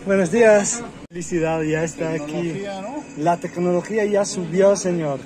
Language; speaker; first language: Spanish; non-native, learner; Italian